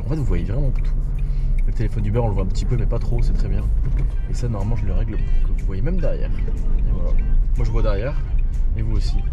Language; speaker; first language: French; native; French